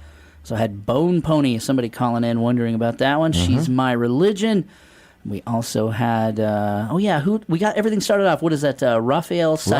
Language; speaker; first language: English; native; English